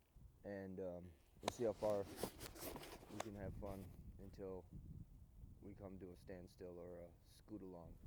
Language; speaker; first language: English; native; English